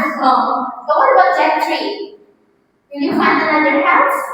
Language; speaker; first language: English; non-native, fluent; Indonesian